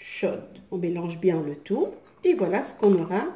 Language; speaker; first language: French; non-native, local second language; Arabic